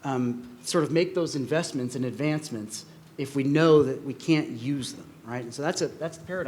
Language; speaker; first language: English; native; English